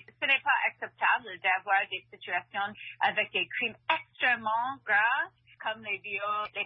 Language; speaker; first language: French; non-native, fluent; English